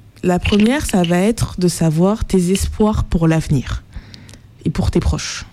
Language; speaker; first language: French; native; French